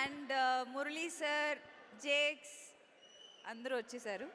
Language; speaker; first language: Telugu; non-native, learner; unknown